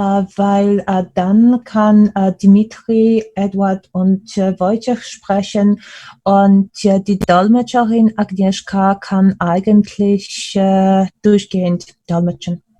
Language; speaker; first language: German; non-native, fluent; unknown